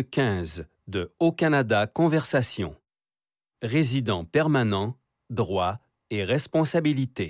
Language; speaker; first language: French; native; French